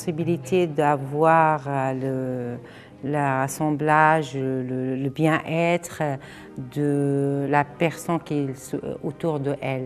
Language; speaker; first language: French; non-native, fluent; Arabic